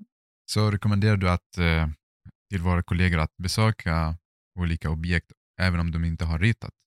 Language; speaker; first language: Swedish; non-native, fluent; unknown